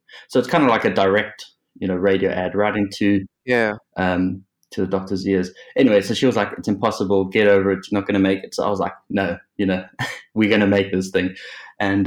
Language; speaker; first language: English; native; English